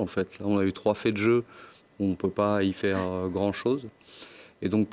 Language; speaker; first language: French; native; French